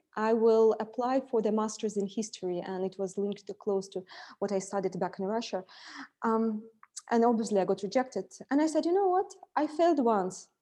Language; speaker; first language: English; non-native, fluent; Russian